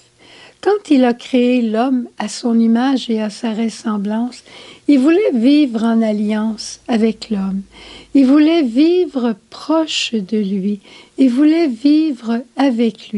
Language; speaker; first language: French; native; French